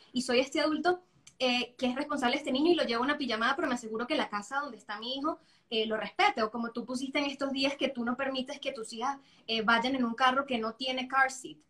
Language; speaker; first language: Spanish; native; Spanish